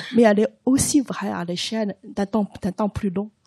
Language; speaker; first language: French; non-native, fluent; Chinese